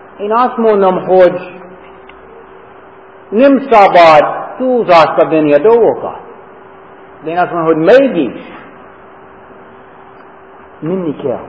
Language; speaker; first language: Hungarian; non-native, fluent; English